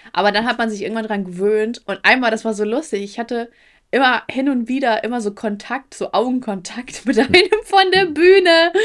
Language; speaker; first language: German; early bilingual, other home language; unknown